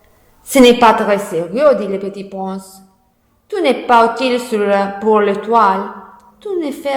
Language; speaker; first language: French; non-native, learner; Italian